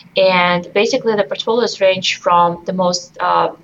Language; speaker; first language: English; non-native, fluent; Russian